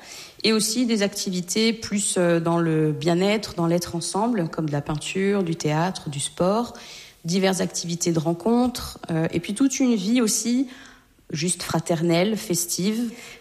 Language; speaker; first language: French; native; French